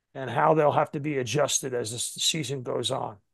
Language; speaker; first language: English; native; English